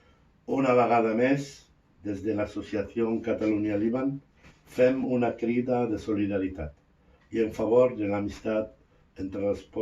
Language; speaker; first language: Catalan; non-native, fluent; Arabic